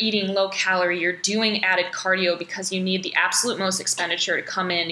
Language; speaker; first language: English; native; English